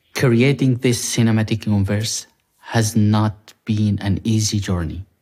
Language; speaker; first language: English; non-native, fluent; Arabic